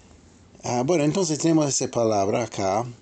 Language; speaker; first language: Spanish; non-native, fluent; English